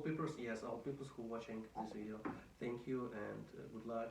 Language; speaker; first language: English; non-native, learner; Russian